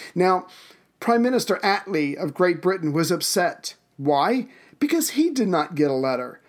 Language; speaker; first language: English; native; English